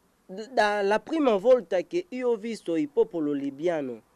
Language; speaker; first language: Italian; non-native, learner; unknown